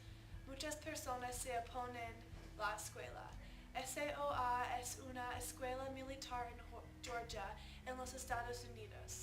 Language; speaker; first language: Spanish; non-native, learner; English